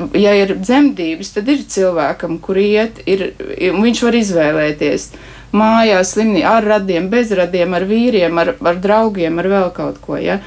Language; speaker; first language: Latvian; native; Latvian